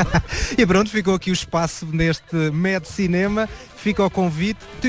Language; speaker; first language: Portuguese; native; Portuguese